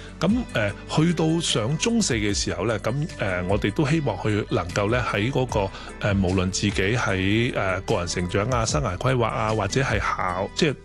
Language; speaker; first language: Cantonese; native; Cantonese